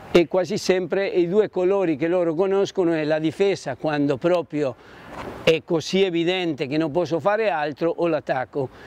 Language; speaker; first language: Italian; non-native, fluent; Spanish